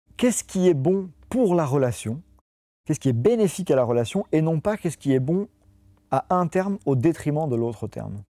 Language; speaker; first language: French; native; French